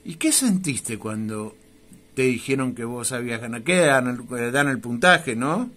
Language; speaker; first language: Spanish; native; Spanish